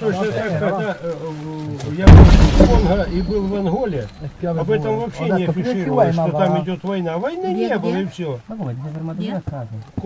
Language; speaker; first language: Russian; native; Russian